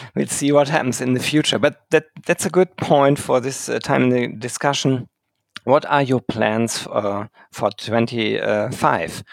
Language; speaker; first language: English; non-native, fluent; German